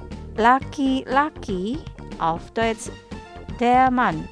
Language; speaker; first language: German; non-native, fluent; Indonesian